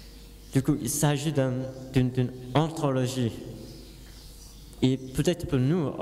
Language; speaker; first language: French; non-native, learner; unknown